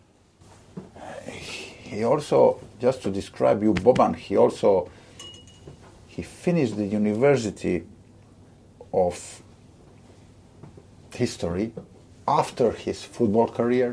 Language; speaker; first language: English; non-native, fluent; Croatian